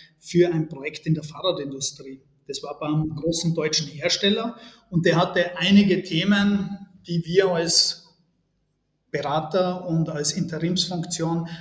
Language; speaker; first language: German; native; German